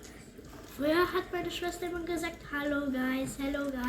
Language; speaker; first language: German; early bilingual, other home language; Serbian